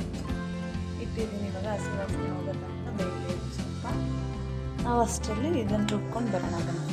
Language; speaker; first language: Kannada; native; Kannada